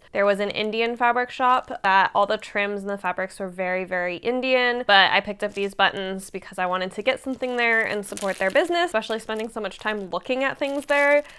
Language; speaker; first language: English; native; English